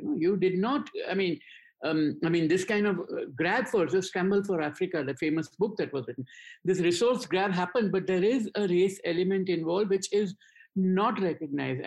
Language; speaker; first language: English; non-native, local second language; Gujarati